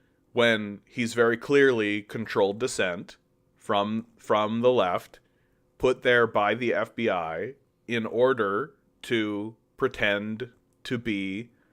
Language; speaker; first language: English; native; English